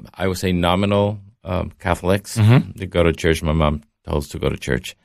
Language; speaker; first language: English; early bilingual, heritage; Spanish